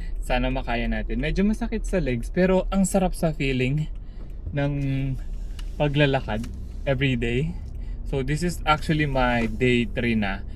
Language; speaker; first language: Filipino; native; Filipino